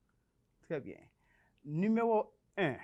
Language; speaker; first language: French; non-native, fluent; Spanish